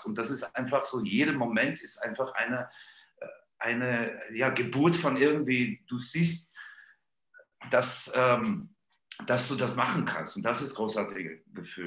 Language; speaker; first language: German; non-native, fluent; Georgian